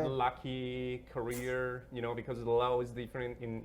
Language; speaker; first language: English; non-native, fluent; Spanish